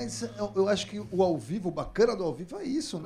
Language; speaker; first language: Portuguese; native; Portuguese